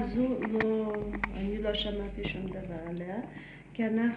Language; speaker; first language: Hebrew; non-native, fluent; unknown